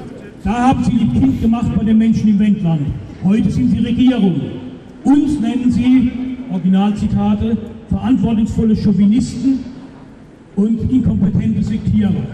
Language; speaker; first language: German; native; German